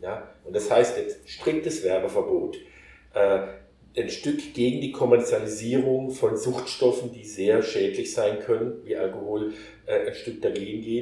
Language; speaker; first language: German; native; German